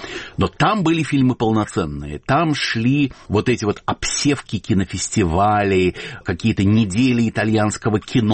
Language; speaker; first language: Russian; native; Russian